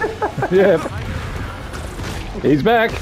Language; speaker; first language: English; native; English